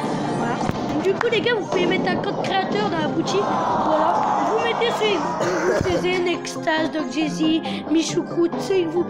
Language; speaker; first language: French; native; French